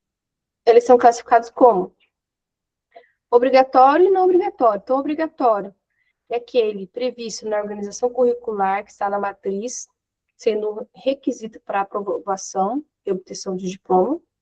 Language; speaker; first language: Portuguese; native; Portuguese